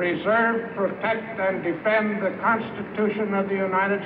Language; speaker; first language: English; native; English